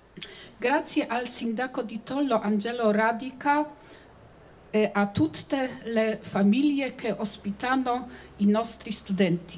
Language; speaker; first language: Italian; non-native, learner; Polish